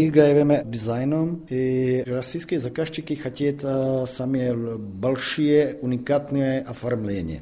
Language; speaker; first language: Russian; non-native, fluent; Czech